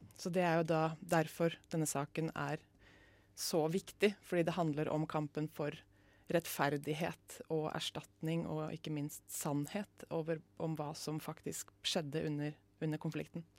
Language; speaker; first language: Norwegian; native; Norwegian